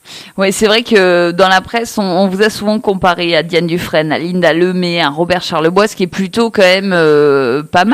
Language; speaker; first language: French; native; French